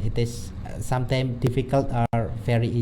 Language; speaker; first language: English; non-native, learner; Indonesian